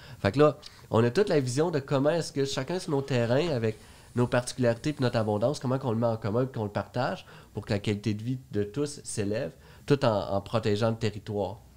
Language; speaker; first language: French; native; French